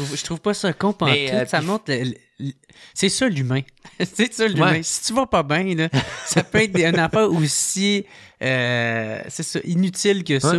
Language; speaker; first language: French; native; French